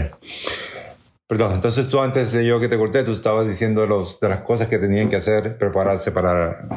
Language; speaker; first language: Spanish; early bilingual, heritage; Spanish